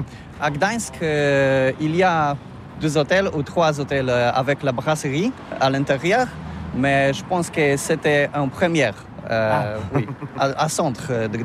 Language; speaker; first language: French; non-native, learner; Polish